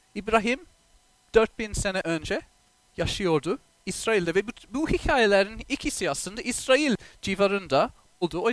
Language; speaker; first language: Turkish; non-native, fluent; English